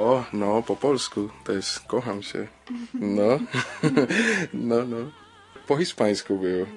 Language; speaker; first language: Polish; non-native, learner; Spanish